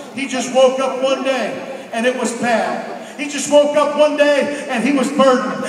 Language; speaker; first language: English; native; English